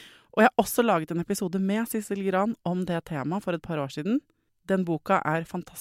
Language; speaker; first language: Norwegian; native; Norwegian